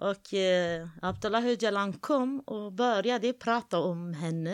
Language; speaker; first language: Swedish; non-native, fluent; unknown